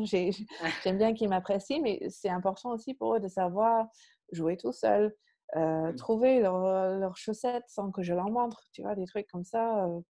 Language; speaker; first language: French; non-native, fluent; English